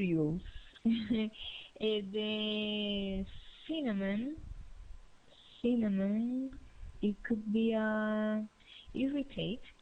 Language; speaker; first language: English; non-native, learner; Spanish